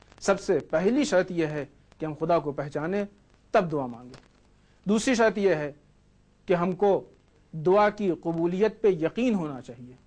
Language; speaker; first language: Urdu; native; Urdu